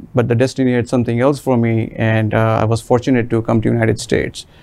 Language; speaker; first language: English; non-native, local second language; Gujarati